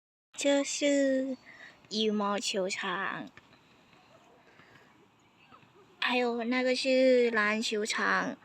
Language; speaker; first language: Chinese; non-native, learner; Lao